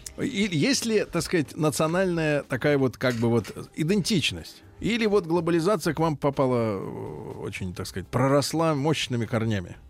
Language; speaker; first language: Russian; native; Russian